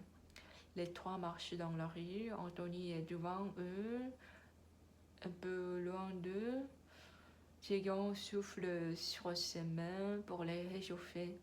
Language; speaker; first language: French; non-native, learner; Korean